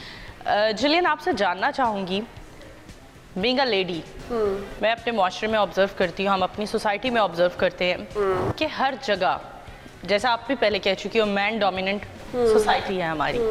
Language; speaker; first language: Hindi; native; Hindi